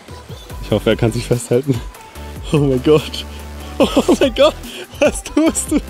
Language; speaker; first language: German; native; German